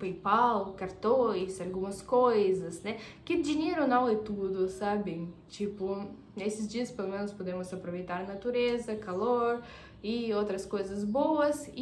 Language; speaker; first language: Portuguese; non-native, fluent; Russian